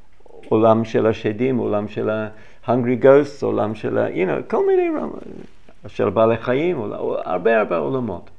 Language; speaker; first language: Hebrew; non-native, fluent; English